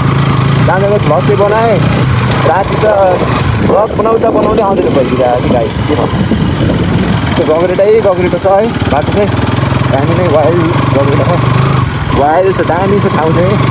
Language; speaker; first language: Nepali; native; Nepali